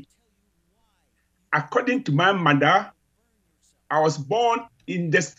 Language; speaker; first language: English; non-native, local second language; Akan